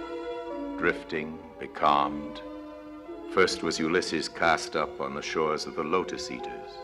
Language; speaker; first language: English; native; English